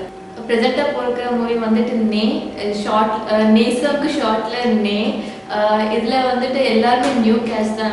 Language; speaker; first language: Tamil; non-native, local second language; Telugu